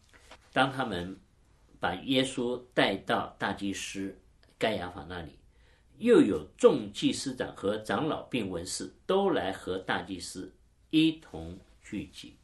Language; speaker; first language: Chinese; native; Chinese